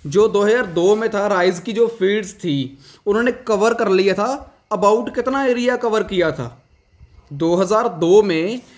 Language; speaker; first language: Hindi; non-native, local second language; Punjabi